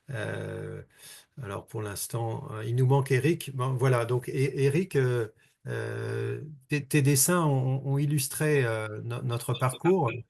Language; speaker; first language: French; native; French